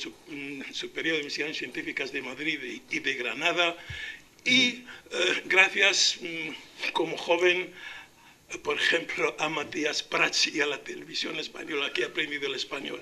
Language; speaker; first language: Spanish; non-native, local second language; Arabic